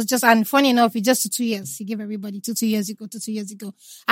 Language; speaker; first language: English; non-native, local second language; Igbo